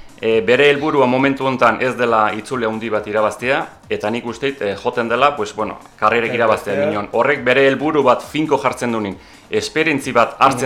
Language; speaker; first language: Basque; native; Basque